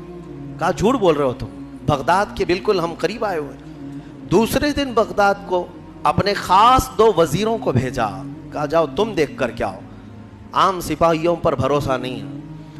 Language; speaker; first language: Urdu; native; Urdu